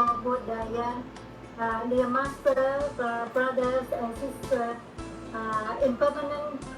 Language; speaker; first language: English; non-native, learner; Vietnamese